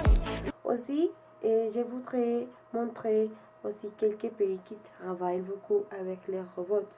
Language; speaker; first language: French; non-native, learner; Spanish